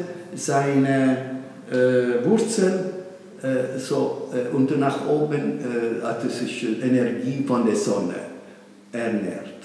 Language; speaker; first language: German; non-native, fluent; Italian